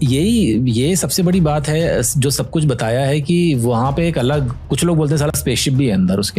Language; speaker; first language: Hindi; native; Hindi